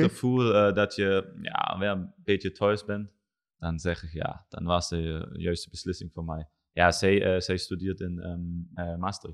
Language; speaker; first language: Dutch; non-native, learner; German